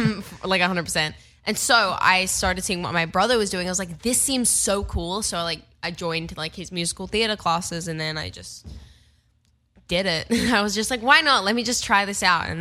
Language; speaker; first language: English; native; English